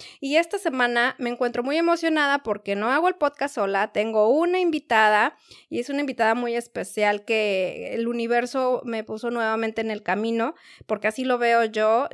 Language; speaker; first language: Spanish; native; Spanish